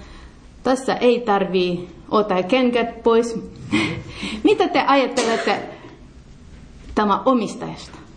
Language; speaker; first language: Finnish; non-native, learner; Russian